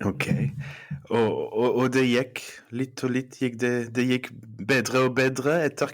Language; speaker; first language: Norwegian; non-native, fluent; French